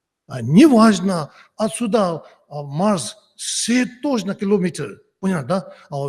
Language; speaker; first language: Russian; non-native, learner; Tibetan